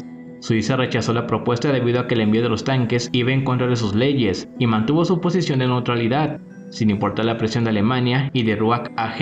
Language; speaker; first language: Spanish; native; Spanish